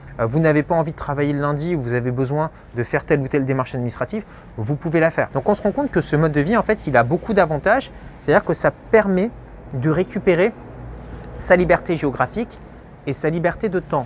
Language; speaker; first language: French; native; French